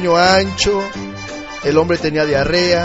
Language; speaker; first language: Spanish; native; Spanish